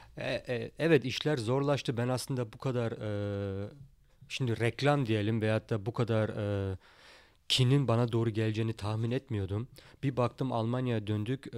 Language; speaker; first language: Turkish; early bilingual, heritage; Turkish